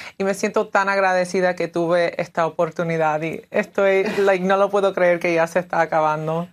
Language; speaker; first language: Spanish; early bilingual, heritage; Spanish